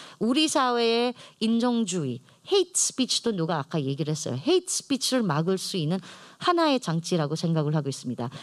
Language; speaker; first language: Korean; non-native, fluent; Filipino